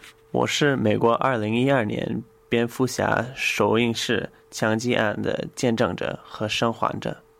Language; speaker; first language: Chinese; non-native, fluent; English